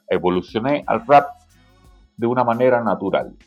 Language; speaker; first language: Spanish; native; Spanish